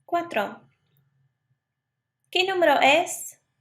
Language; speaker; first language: Spanish; non-native, fluent; English